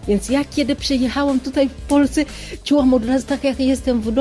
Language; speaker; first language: Polish; non-native, fluent; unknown